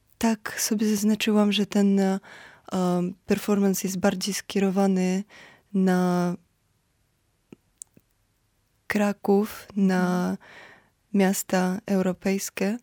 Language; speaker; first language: Polish; non-native, fluent; Ukrainian